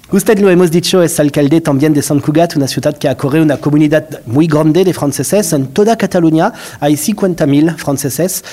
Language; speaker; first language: Spanish; non-native, fluent; French